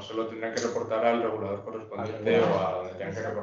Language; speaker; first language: Spanish; native; Spanish